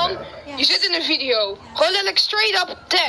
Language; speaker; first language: Dutch; native; Dutch